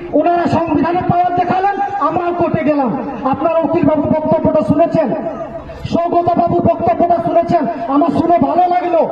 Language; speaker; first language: Bangla; non-native, local second language; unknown